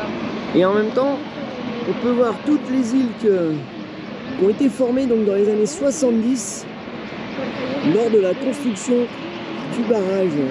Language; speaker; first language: French; native; French